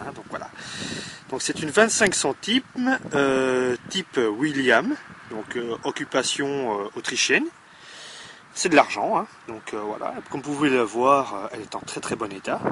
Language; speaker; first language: French; native; French